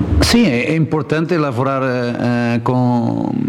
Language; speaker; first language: Italian; non-native, learner; Portuguese